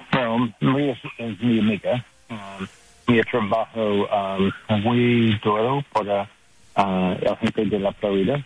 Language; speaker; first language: Spanish; non-native, learner; English